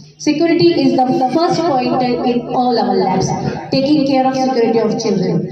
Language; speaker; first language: English; non-native, local second language; Bangla